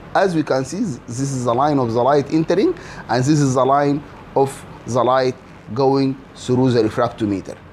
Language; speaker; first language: English; non-native, fluent; Arabic